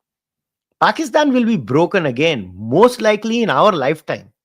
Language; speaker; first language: English; non-native, local second language; Hindi